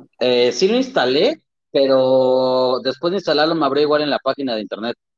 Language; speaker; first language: Spanish; native; Spanish